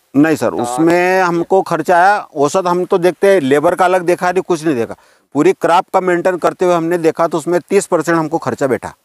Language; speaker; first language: Hindi; native; Hindi